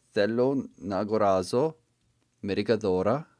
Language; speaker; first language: Greek; non-native, learner; English